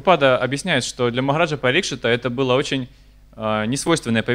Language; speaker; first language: Russian; native; Russian